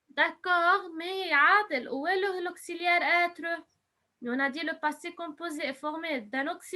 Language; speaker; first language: French; non-native, fluent; Arabic